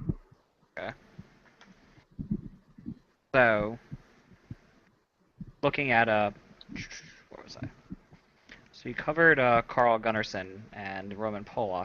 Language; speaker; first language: English; native; English